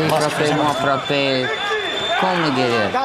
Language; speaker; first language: French; non-native, learner; Romanian